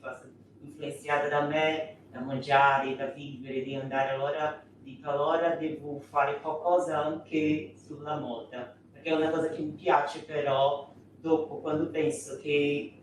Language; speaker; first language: Italian; non-native, fluent; Portuguese